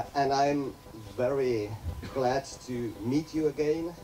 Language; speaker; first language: English; non-native, fluent; Czech